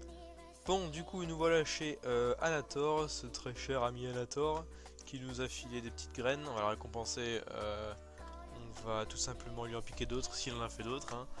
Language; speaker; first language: French; native; French